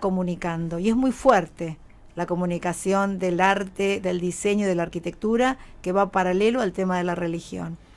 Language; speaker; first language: Spanish; native; Spanish